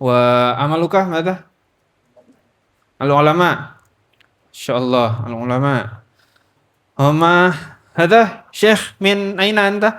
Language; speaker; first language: Arabic; non-native, learner; Indonesian